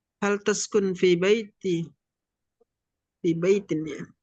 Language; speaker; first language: Arabic; non-native, learner; Indonesian